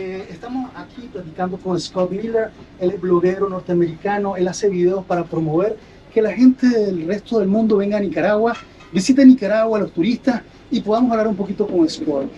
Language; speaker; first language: Spanish; native; Spanish